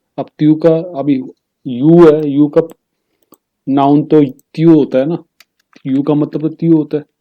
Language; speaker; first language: Hindi; native; Hindi